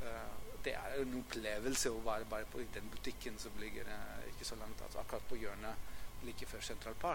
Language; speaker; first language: Norwegian; non-native, fluent; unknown